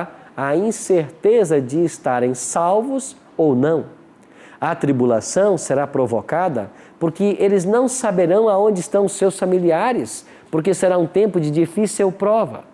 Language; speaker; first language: Portuguese; native; Portuguese